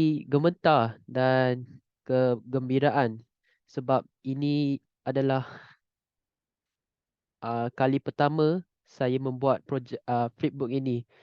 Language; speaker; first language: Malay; non-native, local second language; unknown